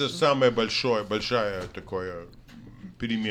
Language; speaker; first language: Russian; non-native, fluent; English